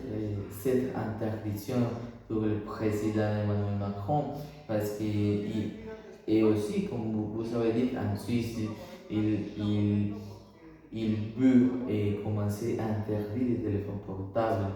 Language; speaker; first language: French; non-native, learner; Spanish